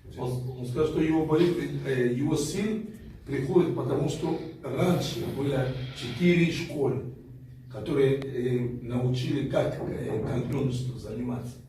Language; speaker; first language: Russian; non-native, fluent; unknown